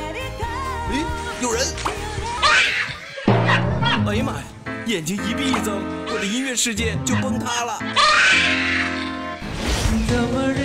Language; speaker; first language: Chinese; native; Chinese